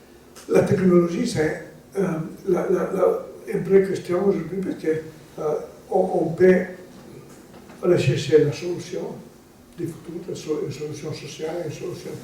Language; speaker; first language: French; non-native, learner; Italian